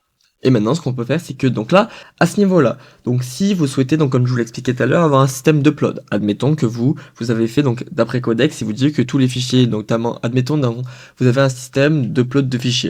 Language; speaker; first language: French; native; French